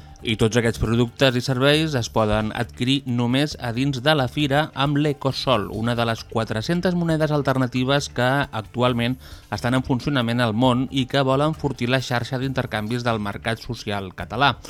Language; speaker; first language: Catalan; native; Catalan